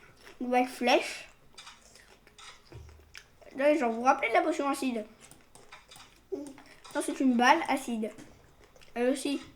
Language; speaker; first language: French; native; French